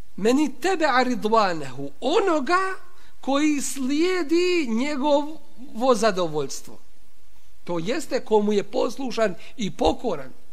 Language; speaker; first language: Bosnian; native; Bosnian